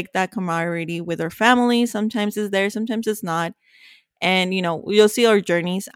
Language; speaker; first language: English; early bilingual, other home language; Spanish